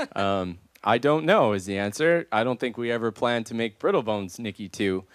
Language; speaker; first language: English; native; English